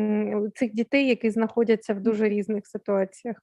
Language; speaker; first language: Ukrainian; native; Ukrainian